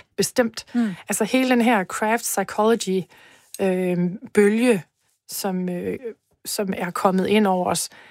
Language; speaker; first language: Danish; native; Danish